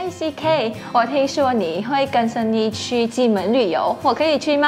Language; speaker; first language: Chinese; non-native, fluent; Thai